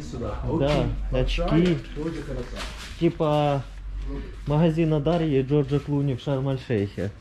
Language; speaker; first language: Russian; native; Russian